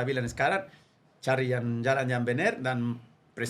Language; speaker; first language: Indonesian; non-native, fluent; Spanish